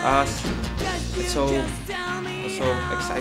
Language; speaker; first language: English; non-native, learner; Indonesian